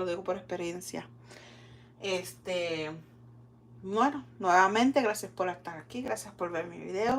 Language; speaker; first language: Spanish; early bilingual, heritage; Spanish